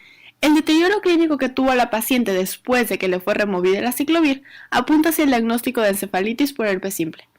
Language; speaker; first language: Spanish; native; Spanish